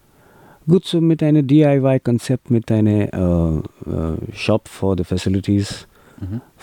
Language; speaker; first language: German; non-native, learner; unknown